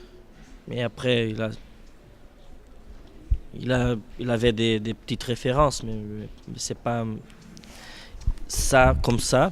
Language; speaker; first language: French; non-native, fluent; Portuguese